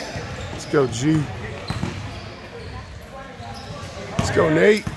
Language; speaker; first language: English; native; English